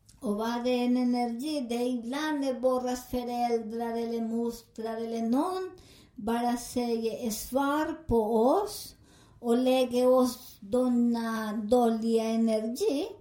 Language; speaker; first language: Swedish; non-native, learner; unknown